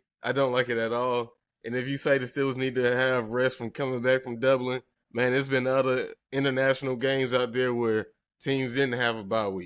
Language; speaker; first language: English; native; English